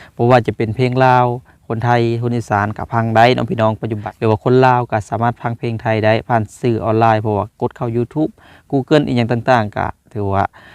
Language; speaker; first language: Thai; native; Thai